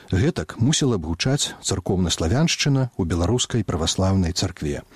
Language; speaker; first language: Belarusian; native; Belarusian